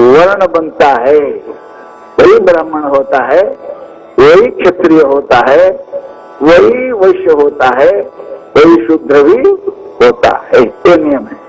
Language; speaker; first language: Hindi; non-native, local second language; Kannada